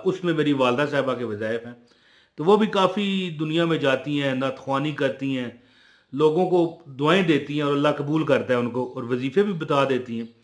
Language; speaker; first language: Urdu; non-native, local second language; Punjabi